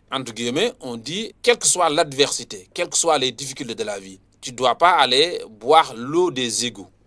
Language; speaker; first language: French; non-native, local second language; Wolof